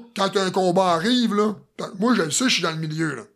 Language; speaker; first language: French; native; French